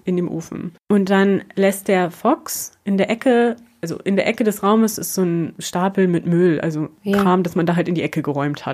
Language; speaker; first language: German; native; German